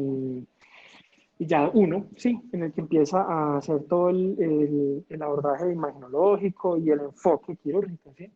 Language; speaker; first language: Spanish; native; Spanish